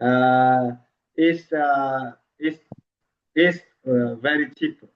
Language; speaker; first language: English; non-native, learner; Vietnamese